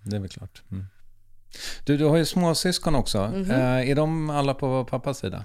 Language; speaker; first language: Swedish; native; Swedish